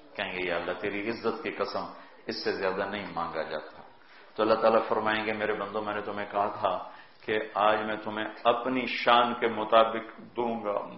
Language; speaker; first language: Urdu; non-native, local second language; Punjabi